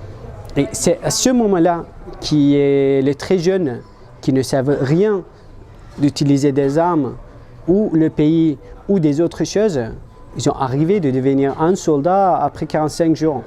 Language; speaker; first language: French; non-native, fluent; Turkish